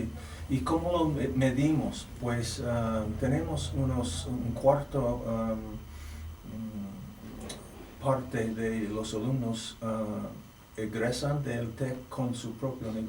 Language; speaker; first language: Spanish; non-native, fluent; English